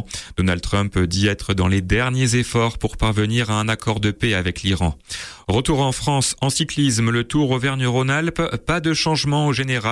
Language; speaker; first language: French; native; French